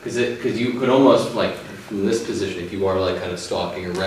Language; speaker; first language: English; native; English